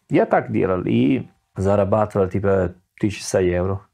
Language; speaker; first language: Russian; non-native, learner; Italian